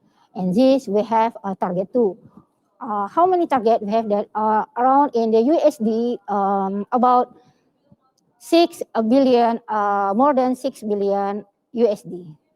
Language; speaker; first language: English; non-native, learner; Indonesian